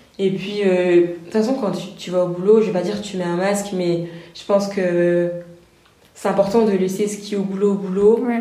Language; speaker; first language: French; native; French